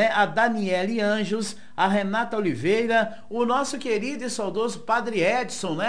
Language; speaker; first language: Portuguese; native; Portuguese